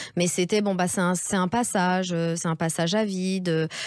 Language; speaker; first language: French; native; French